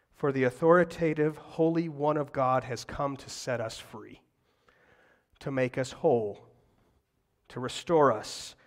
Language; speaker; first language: English; native; English